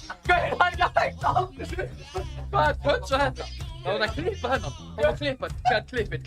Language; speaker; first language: Icelandic; native; Icelandic